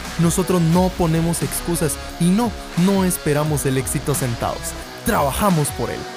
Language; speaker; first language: Spanish; native; Spanish